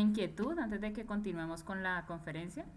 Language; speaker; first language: Spanish; native; Spanish